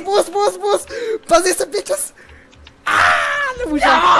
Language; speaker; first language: Bulgarian; native; Bulgarian